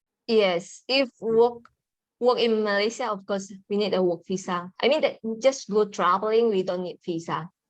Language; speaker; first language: English; non-native, learner; Indonesian